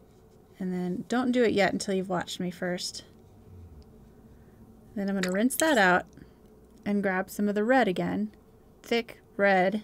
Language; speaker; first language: English; native; English